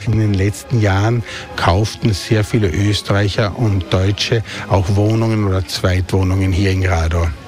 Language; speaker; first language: German; native; German